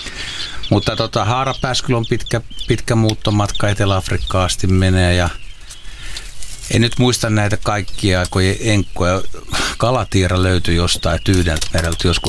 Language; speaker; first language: Finnish; native; Finnish